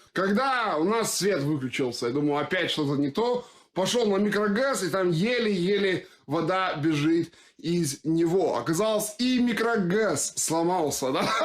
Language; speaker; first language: Russian; non-native, fluent; English